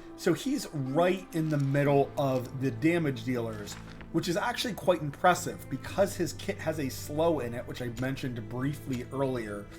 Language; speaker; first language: English; native; English